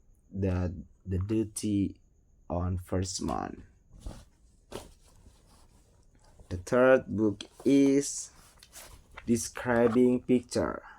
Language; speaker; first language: English; non-native, learner; Indonesian